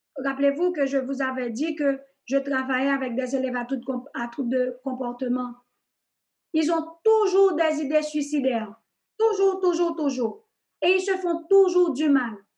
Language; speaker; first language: French; non-native, local second language; Haitian Creole